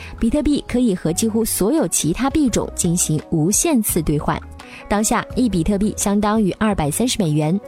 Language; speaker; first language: Chinese; native; Chinese